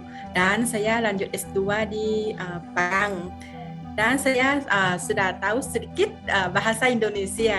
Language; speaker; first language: Indonesian; non-native, fluent; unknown